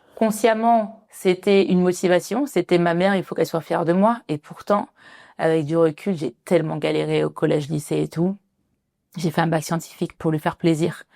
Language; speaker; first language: French; early bilingual, other home language; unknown